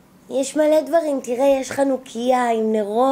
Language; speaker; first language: Hebrew; native; Hebrew